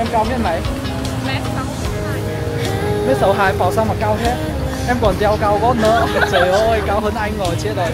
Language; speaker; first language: Vietnamese; non-native, learner; Chinese